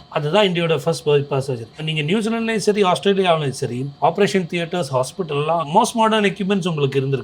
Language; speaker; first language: Tamil; native; Tamil